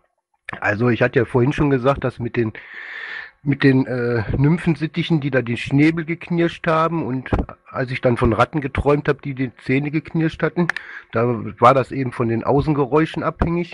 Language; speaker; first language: German; native; German